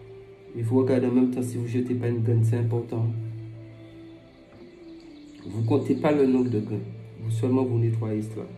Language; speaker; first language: French; non-native, local second language; Fon